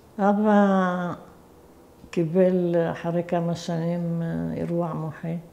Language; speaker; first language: Hebrew; early bilingual, other home language; Arabic